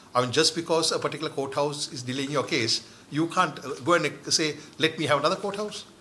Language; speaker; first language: English; non-native, local second language; Sinhala